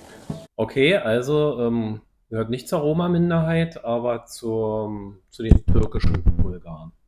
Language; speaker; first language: German; native; German